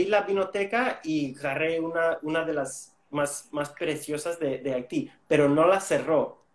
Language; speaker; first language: Spanish; non-native, fluent; English